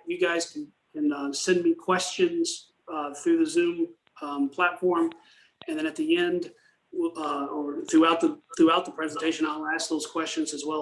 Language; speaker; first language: English; native; English